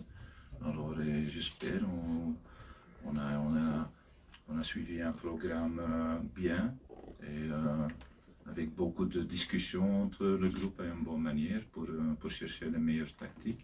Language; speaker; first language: French; non-native, fluent; Dutch